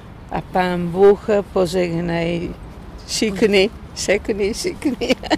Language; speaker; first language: Czech; non-native, learner; Italian